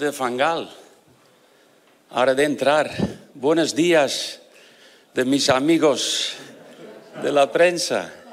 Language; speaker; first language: Spanish; non-native, fluent; Dutch